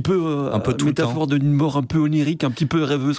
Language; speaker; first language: French; native; French